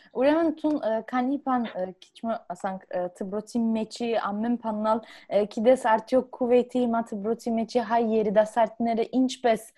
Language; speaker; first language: Armenian; early bilingual, heritage; Armenian